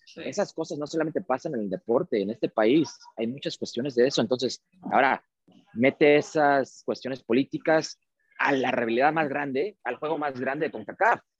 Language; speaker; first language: Spanish; early bilingual, heritage; Spanish